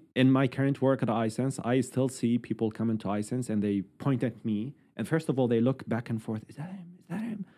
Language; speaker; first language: English; non-native, fluent; Arabic